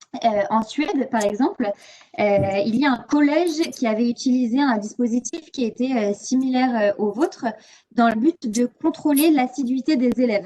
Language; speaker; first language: French; native; French